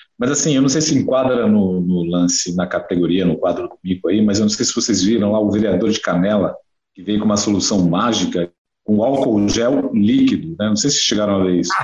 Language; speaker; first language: Portuguese; native; Portuguese